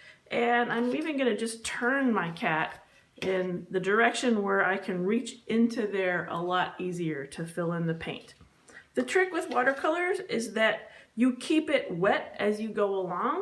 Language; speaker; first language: English; native; English